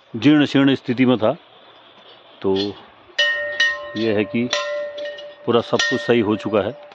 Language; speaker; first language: Hindi; native; Hindi